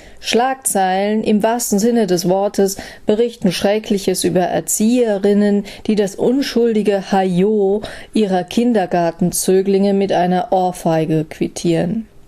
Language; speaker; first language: German; native; German